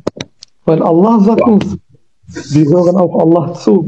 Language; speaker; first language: German; non-native, learner; Kurdish